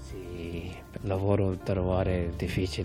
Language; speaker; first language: Italian; non-native, learner; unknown